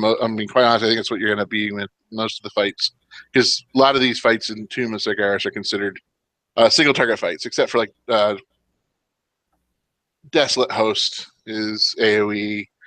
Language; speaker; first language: English; native; English